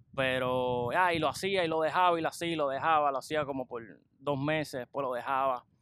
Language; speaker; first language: Spanish; native; Spanish